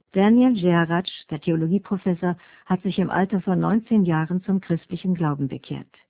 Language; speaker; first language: German; native; German